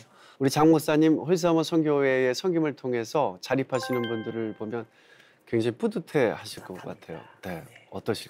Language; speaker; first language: Korean; native; Korean